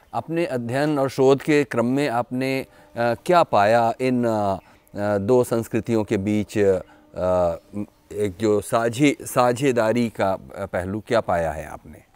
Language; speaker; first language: Hindi; native; Hindi